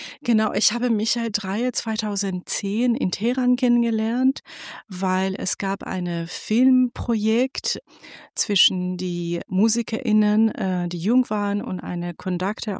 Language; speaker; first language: German; non-native, fluent; Persian